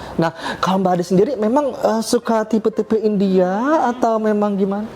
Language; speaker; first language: Indonesian; native; Indonesian